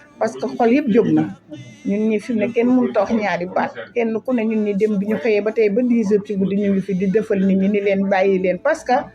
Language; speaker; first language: Wolof; native; Wolof